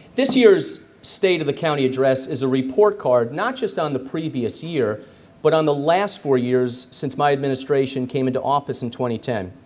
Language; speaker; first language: English; native; English